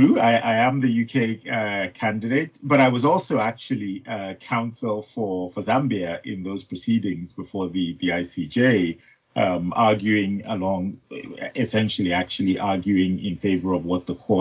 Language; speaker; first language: English; non-native, local second language; Yoruba